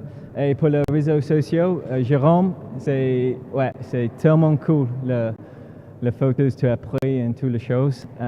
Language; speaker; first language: French; non-native, learner; English